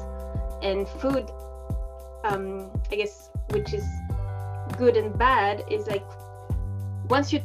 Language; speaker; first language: English; non-native, fluent; French